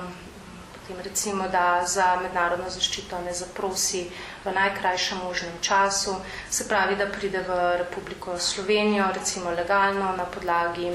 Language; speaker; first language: Slovenian; native; Slovenian